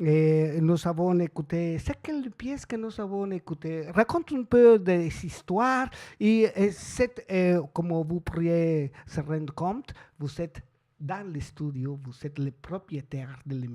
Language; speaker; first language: French; non-native, learner; Spanish